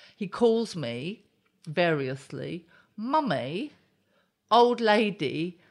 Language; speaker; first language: English; native; English